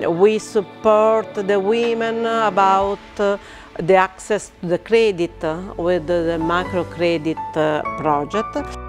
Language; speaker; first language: English; non-native, learner; Italian